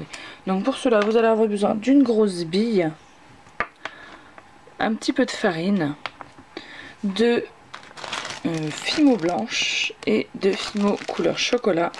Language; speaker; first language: French; native; French